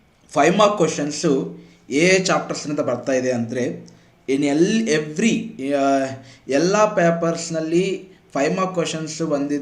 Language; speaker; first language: Kannada; non-native, fluent; Telugu